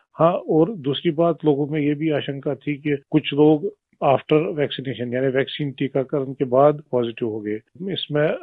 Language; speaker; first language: Hindi; non-native, local second language; Kashmiri